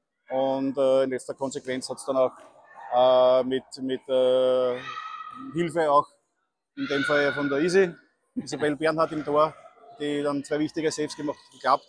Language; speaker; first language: German; native; German